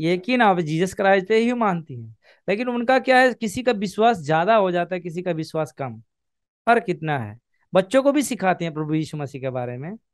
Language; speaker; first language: Hindi; native; Hindi